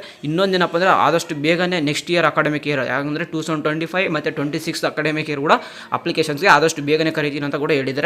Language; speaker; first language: Kannada; native; Kannada